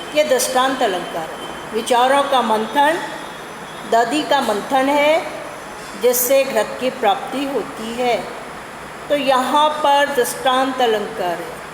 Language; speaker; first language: Hindi; native; Hindi